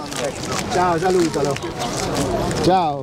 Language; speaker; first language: Italian; native; Italian